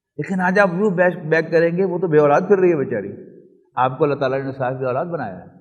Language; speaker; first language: Urdu; non-native, local second language; Punjabi